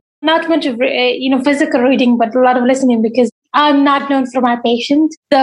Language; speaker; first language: English; non-native, fluent; Arabic